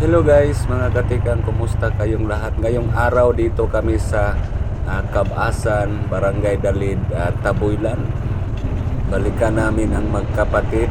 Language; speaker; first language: Filipino; non-native, local second language; Cebuano